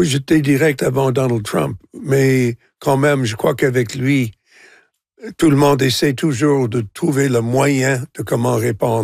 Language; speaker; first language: French; non-native, local second language; English